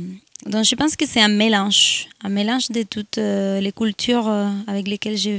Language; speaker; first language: French; non-native, fluent; Spanish